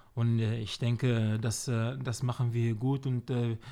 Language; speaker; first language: German; native; German